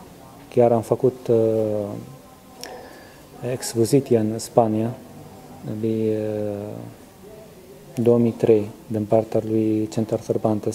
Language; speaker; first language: Romanian; non-native, learner; Arabic